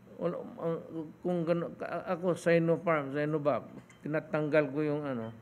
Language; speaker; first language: Filipino; non-native, local second language; Cebuano